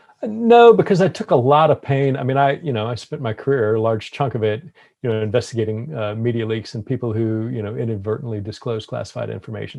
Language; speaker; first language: English; native; English